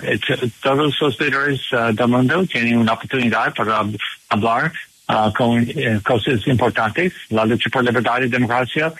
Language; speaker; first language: Spanish; non-native, learner; English